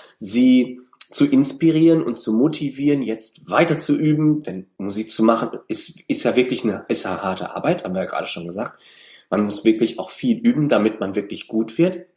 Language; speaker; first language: German; native; German